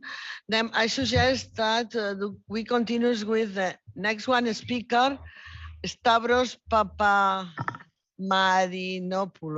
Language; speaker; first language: English; non-native, learner; Spanish